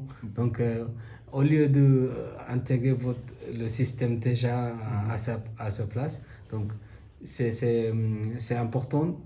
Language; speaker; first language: French; non-native, learner; Bangla